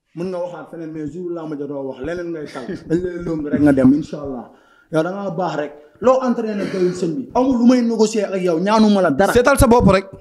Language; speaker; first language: Wolof; non-native, local second language; Bambara